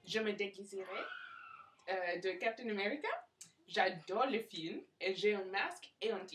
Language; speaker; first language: French; non-native, learner; English